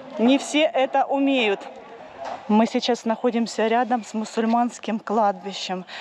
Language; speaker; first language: Russian; native; Russian